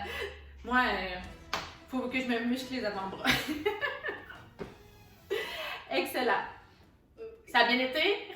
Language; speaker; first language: French; native; French